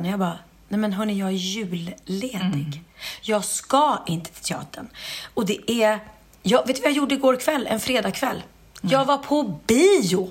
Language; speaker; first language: Swedish; native; Swedish